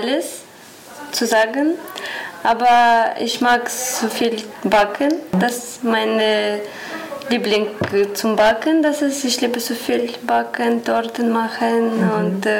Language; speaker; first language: German; non-native, learner; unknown